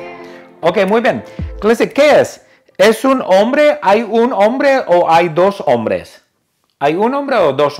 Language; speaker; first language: Spanish; non-native, fluent; English